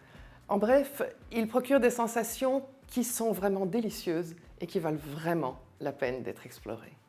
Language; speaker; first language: French; native; French